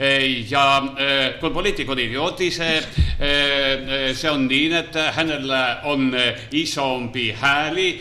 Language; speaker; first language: Finnish; non-native, learner; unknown